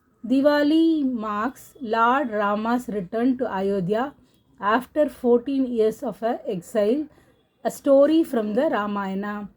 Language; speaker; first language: English; non-native, local second language; Tamil